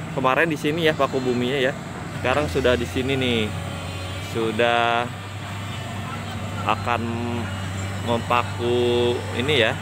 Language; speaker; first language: Indonesian; native; Indonesian